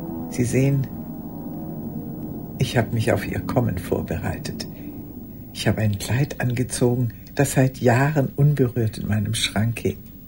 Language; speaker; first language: German; native; German